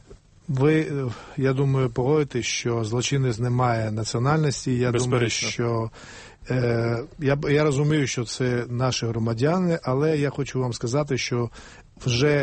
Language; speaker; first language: Ukrainian; non-native, fluent; Georgian